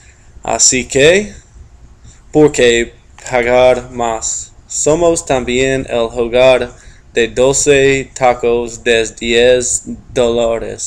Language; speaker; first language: Spanish; non-native, learner; English